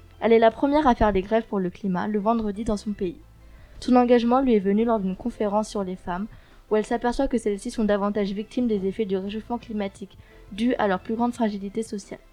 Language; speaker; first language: French; native; French